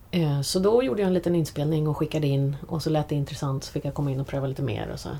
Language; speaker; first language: Swedish; early bilingual, other home language; English